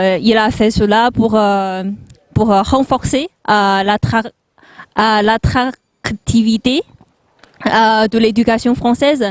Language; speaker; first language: French; non-native, fluent; Chinese